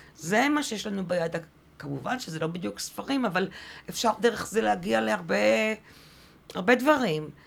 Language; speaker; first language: Hebrew; early bilingual, other home language; French